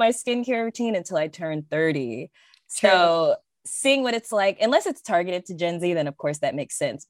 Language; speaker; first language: English; native; English